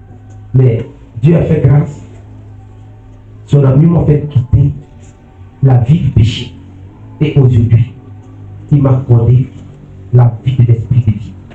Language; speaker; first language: French; non-native, local second language; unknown